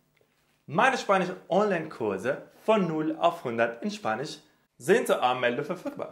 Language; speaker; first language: German; non-native, fluent; Spanish